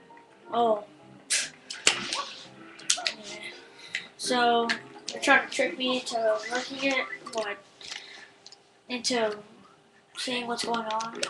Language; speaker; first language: English; native; English